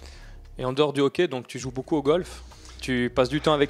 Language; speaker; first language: French; native; French